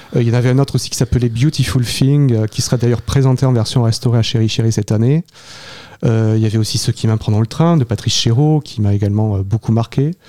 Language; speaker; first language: French; native; French